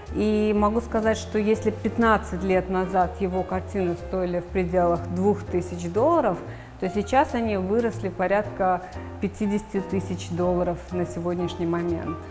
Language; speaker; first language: Russian; native; Russian